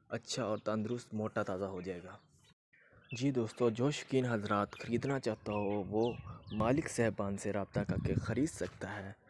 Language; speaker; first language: Urdu; non-native, local second language; Punjabi